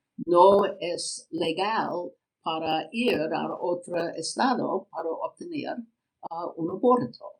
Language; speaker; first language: Spanish; non-native, learner; English